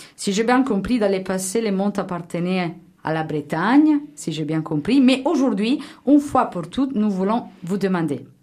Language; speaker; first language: French; non-native, fluent; Italian